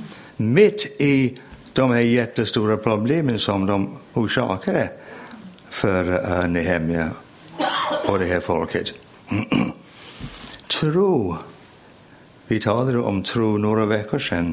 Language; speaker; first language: Swedish; non-native, fluent; English